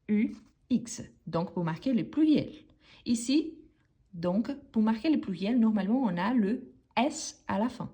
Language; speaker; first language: French; non-native, fluent; Portuguese